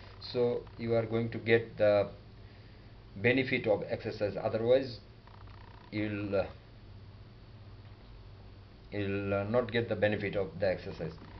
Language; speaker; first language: English; non-native, local second language; Bangla